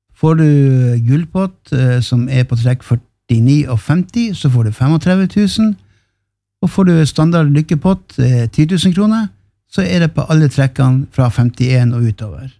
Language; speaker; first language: Norwegian; native; Norwegian